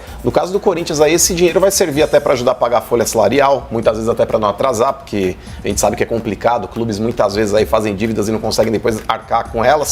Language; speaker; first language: Portuguese; native; Portuguese